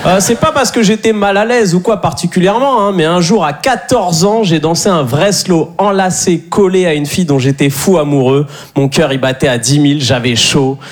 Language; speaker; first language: French; native; French